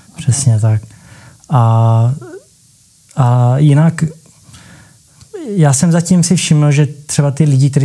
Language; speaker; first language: Czech; early bilingual, heritage; Czech